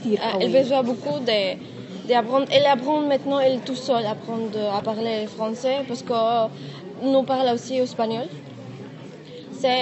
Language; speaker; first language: French; non-native, learner; Arabic